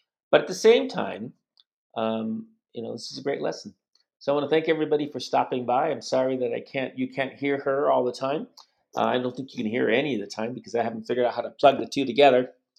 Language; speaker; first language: English; native; English